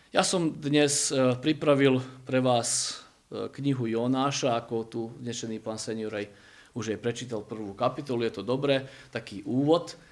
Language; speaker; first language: Slovak; native; Slovak